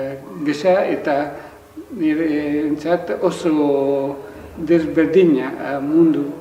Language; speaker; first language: Basque; non-native, learner; Italian